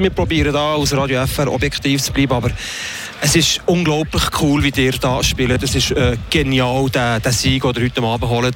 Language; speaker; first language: German; native; German